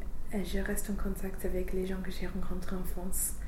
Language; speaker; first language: French; non-native, learner; English